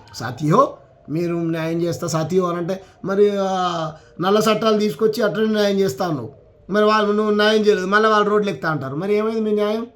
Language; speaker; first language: Telugu; native; Telugu